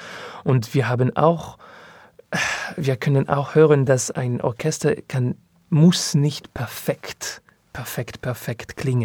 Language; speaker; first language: German; non-native, learner; French